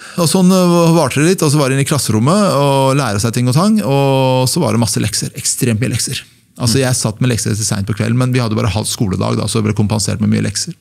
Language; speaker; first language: Norwegian; early bilingual, other home language; Persian